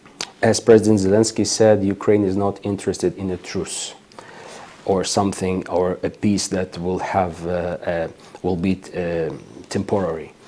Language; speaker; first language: English; non-native, fluent; Ukrainian